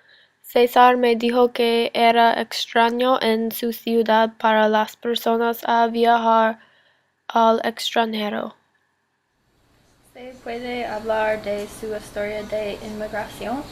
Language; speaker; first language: Spanish; non-native, learner; English